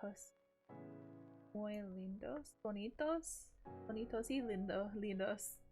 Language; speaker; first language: Spanish; non-native, learner; English